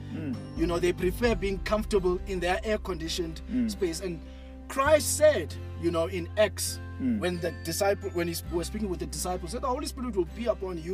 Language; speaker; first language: English; non-native, local second language; Xhosa